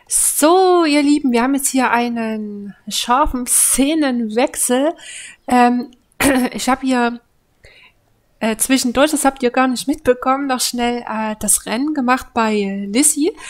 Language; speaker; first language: German; native; German